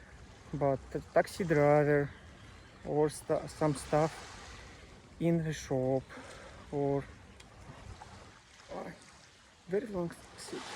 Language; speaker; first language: English; non-native, learner; Russian